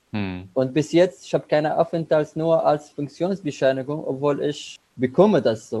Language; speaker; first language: German; non-native, learner; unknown